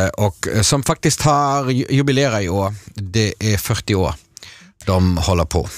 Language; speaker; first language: Swedish; native; Swedish